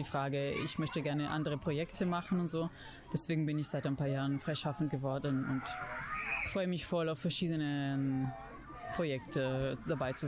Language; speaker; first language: German; non-native, fluent; Italian